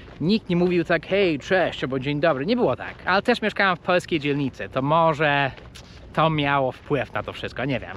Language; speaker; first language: Polish; non-native, fluent; English